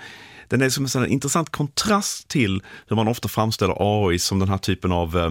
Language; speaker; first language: Swedish; native; Swedish